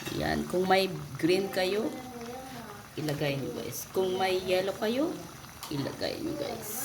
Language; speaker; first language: Filipino; non-native, local second language; Hiligaynon